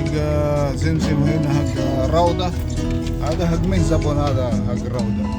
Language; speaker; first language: Arabic; non-native, learner; Filipino